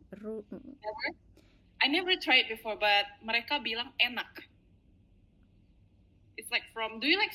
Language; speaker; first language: English; non-native, fluent; Indonesian